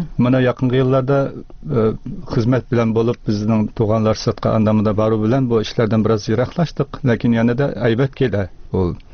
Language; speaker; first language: Tatar; early bilingual, heritage; Tatar